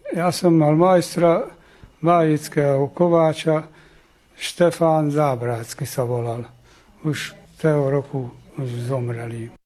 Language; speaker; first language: Slovak; native; Slovak